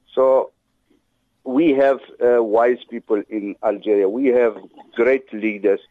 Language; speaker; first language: English; non-native, fluent; Arabic